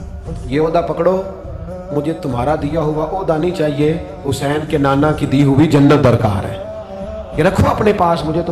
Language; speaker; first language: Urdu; non-native, local second language; Punjabi